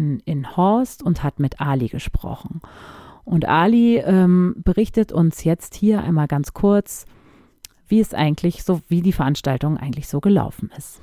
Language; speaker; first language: German; native; German